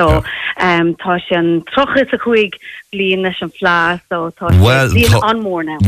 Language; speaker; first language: Irish; non-native, local second language; English